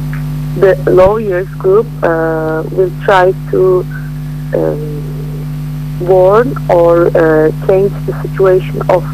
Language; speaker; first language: English; non-native, learner; Turkish